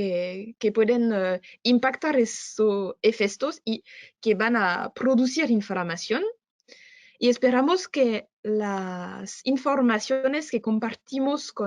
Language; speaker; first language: Spanish; non-native, fluent; French